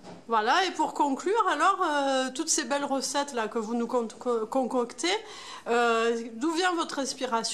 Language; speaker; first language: French; native; French